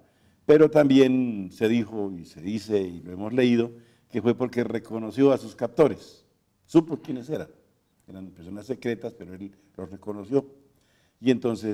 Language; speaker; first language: Spanish; native; Spanish